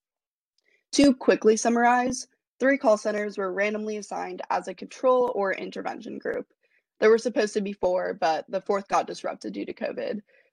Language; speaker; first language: English; native; English